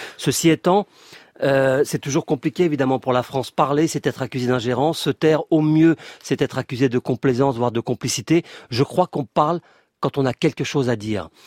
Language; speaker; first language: French; native; French